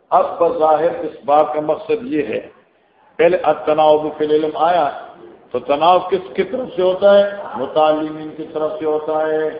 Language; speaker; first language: Urdu; non-native, local second language; Northern Hindko